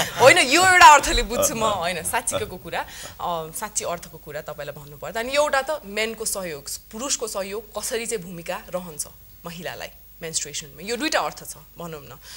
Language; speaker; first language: Nepali; early bilingual, heritage; Nepali